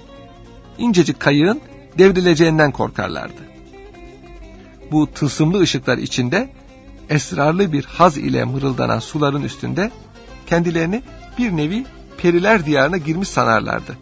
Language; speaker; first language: Turkish; native; Turkish